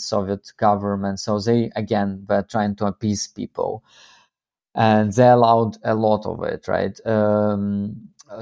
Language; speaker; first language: English; non-native, fluent; Russian